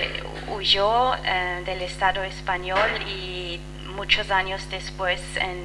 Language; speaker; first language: Spanish; non-native, fluent; French